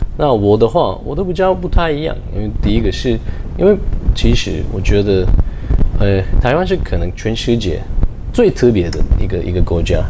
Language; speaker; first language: Chinese; non-native, fluent; Turkish